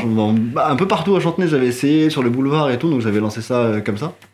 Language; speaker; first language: French; non-native, local second language; Arabic